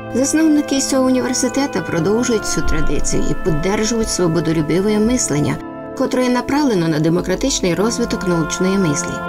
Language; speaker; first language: Ukrainian; native; Ukrainian